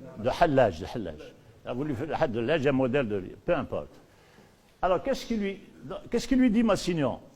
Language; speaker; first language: French; non-native, local second language; Berber languages